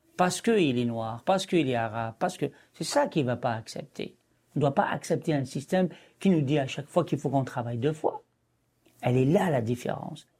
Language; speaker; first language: French; non-native, local second language; Arabic